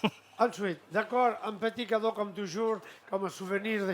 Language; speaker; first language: French; non-native, learner; Catalan